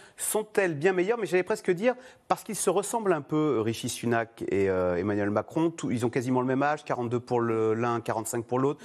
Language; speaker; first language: French; native; French